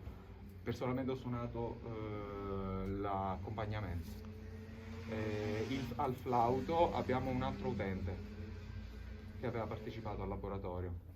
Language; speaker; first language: Italian; native; Italian